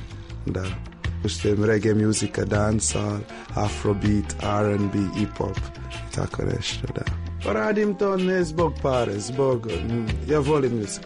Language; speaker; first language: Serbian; non-native, learner; English